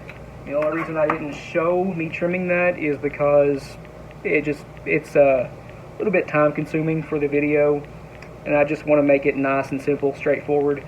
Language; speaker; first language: English; native; English